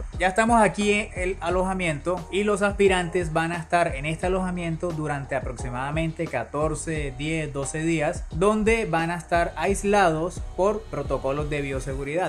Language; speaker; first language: Spanish; native; Spanish